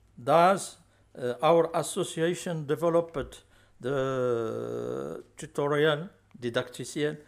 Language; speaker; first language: English; non-native, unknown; Arabic